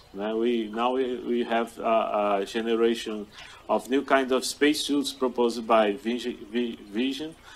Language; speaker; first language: English; non-native, fluent; Portuguese